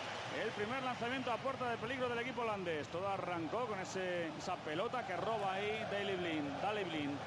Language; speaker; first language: Spanish; native; Spanish